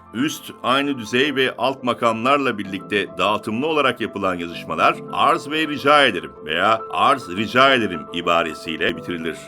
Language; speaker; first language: Turkish; native; Turkish